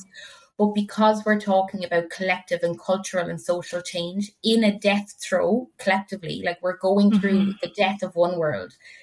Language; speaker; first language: English; native; English